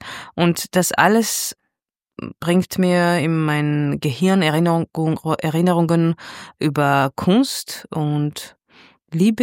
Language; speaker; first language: German; non-native, fluent; Georgian